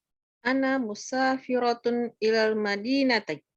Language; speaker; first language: Arabic; non-native, learner; Indonesian